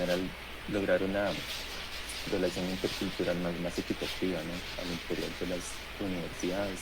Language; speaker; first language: Spanish; native; Spanish